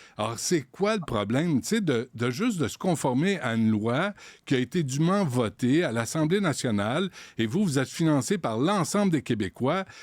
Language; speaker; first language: French; native; French